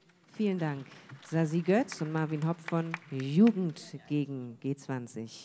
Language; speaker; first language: German; native; German